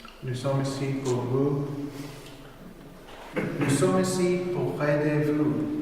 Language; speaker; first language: French; non-native, learner; English